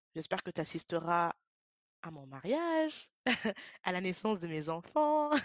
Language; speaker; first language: French; native; French